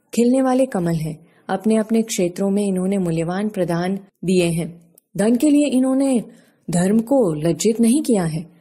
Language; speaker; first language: Hindi; non-native, local second language; Gujarati